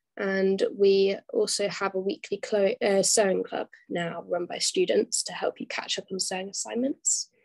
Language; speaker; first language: English; native; English